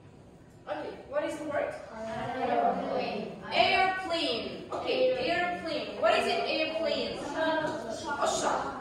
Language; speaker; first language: English; non-native, learner; Kazakh